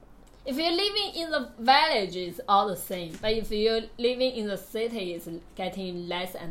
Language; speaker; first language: English; non-native, learner; Chinese